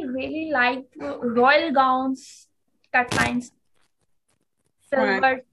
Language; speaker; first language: English; non-native, local second language; Punjabi